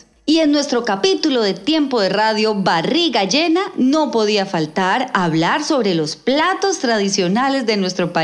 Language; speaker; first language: Spanish; native; Spanish